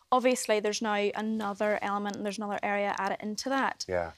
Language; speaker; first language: English; native; English